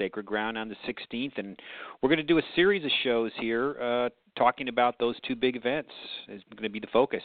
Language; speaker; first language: English; native; English